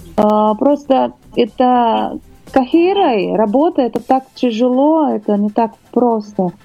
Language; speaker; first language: Russian; non-native, learner; Portuguese